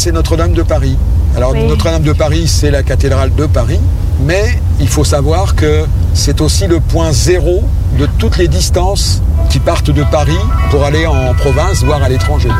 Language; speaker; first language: French; native; French